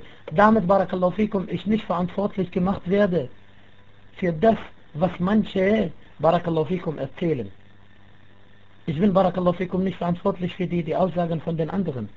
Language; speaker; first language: German; non-native, fluent; Arabic